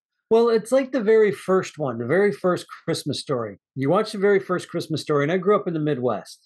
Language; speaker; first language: English; native; English